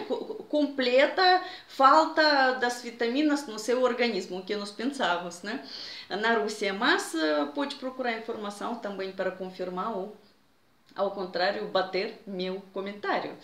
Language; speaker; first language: Portuguese; non-native, fluent; Russian